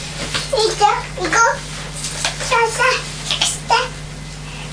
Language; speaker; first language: Japanese; native; Japanese